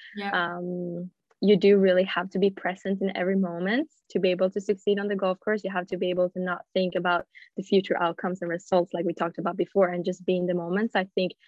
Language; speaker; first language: English; non-native, fluent; Swedish